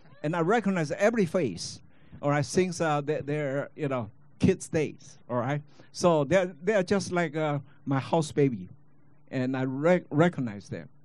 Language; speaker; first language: English; non-native, fluent; Chinese